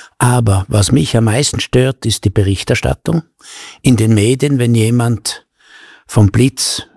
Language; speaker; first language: German; native; German